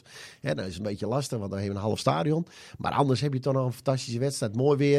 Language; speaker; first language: Dutch; native; Dutch